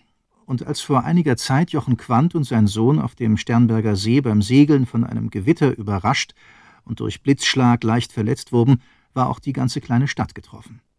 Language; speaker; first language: German; native; German